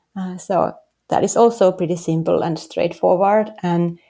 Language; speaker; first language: English; non-native, fluent; Finnish